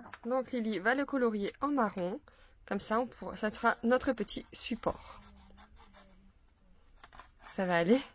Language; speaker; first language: French; native; French